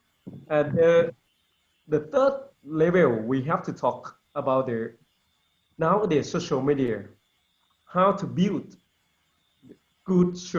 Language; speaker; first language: English; non-native, learner; Lao